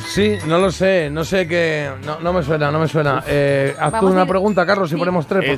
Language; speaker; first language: Spanish; native; Spanish